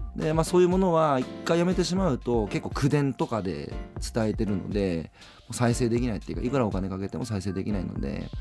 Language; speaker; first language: Japanese; native; Japanese